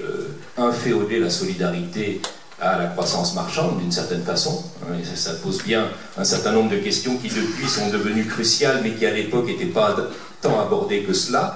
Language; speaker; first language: French; native; French